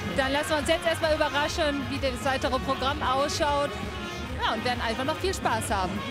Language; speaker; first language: German; native; German